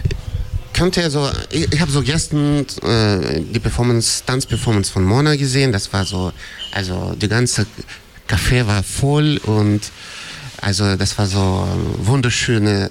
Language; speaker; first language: German; non-native, fluent; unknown